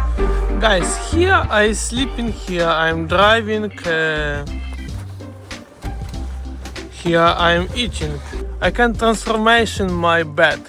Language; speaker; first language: English; non-native, learner; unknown